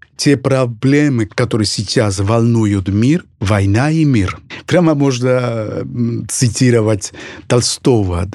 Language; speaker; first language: Russian; non-native, fluent; Spanish